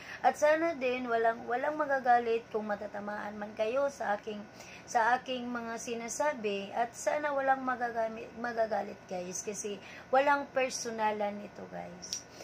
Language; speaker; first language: Filipino; non-native, local second language; Cebuano